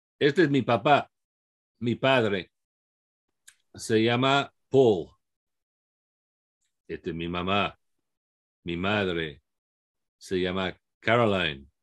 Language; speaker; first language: Spanish; non-native, fluent; English